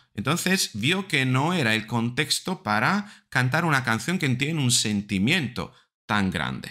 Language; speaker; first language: Spanish; non-native, fluent; Italian